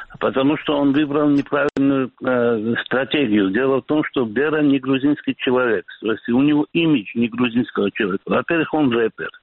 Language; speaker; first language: Russian; non-native, local second language; Georgian